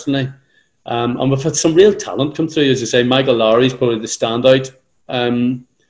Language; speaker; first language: English; native; English